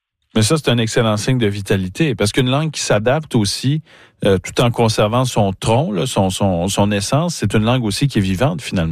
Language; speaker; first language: French; native; French